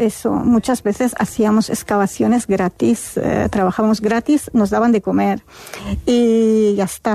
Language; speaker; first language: Spanish; non-native, fluent; Arabic